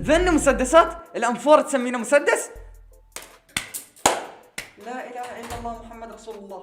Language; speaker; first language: Arabic; native; Arabic